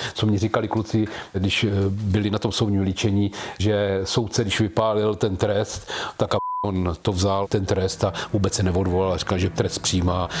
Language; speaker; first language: Czech; native; Czech